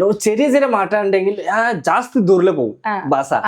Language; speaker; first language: Malayalam; non-native, local second language; Bangla